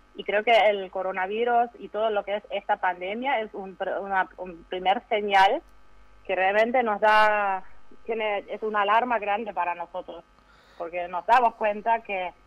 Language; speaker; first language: Spanish; non-native, fluent; German